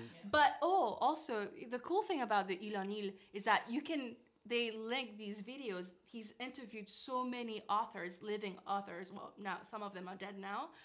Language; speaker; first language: English; non-native, fluent; Haitian Creole